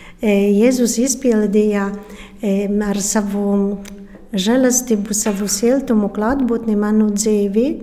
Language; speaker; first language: Latvian; non-native, fluent; Polish